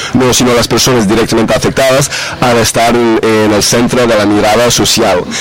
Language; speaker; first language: Catalan; non-native, fluent; English